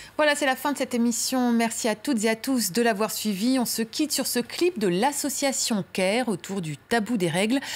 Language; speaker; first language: French; native; French